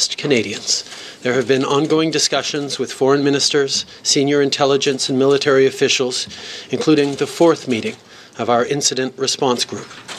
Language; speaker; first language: English; native; English